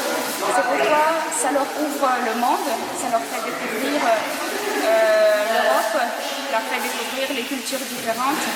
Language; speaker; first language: French; non-native, fluent; Ukrainian